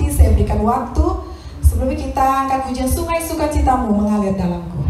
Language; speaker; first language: Indonesian; native; Indonesian